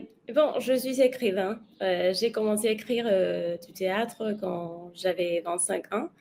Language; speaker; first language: French; non-native, learner; Spanish